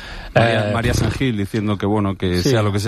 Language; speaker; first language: Spanish; native; Spanish